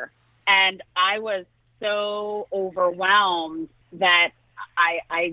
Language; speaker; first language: English; native; English